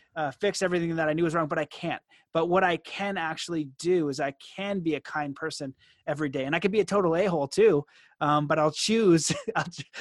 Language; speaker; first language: English; native; English